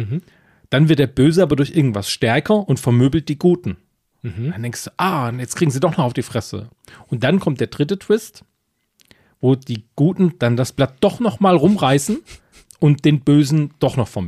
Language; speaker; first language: German; native; German